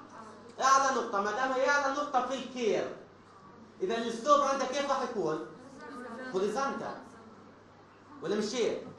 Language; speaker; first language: Arabic; native; Arabic